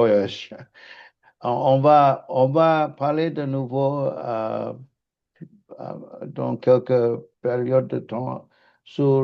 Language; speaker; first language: French; non-native, fluent; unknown